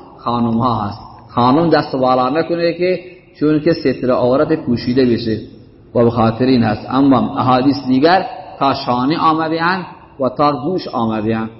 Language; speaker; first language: Persian; native; Persian